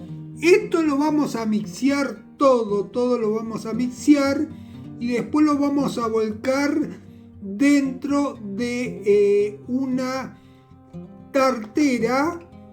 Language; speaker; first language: Spanish; native; Spanish